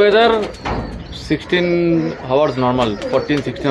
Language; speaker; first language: English; non-native, learner; Bangla